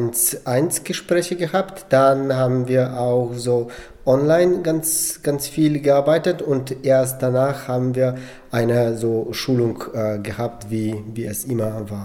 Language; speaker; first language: German; non-native, local second language; Polish